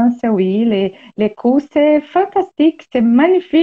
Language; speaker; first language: French; non-native, learner; Portuguese